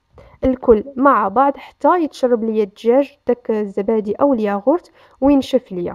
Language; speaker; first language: Arabic; native; Arabic